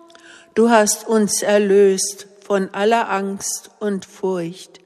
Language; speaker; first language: German; native; German